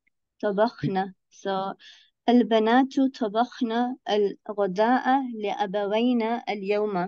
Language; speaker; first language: Arabic; non-native, learner; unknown